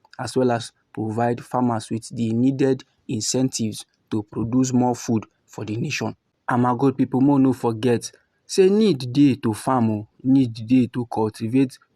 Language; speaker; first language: Nigerian Pidgin; native; Nigerian Pidgin